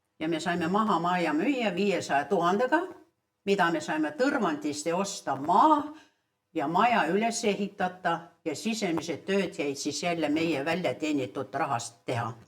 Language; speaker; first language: Estonian; early bilingual, heritage; Estonian